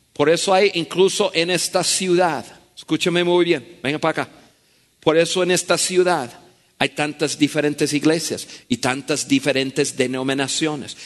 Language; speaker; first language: Spanish; non-native, fluent; English